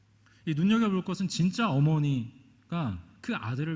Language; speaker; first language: Korean; native; Korean